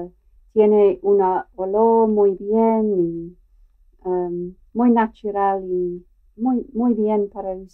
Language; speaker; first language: Spanish; non-native, learner; English